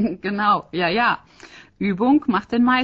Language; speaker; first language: German; non-native, fluent; Finnish